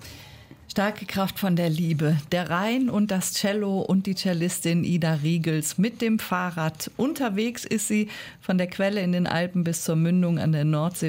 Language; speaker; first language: German; native; German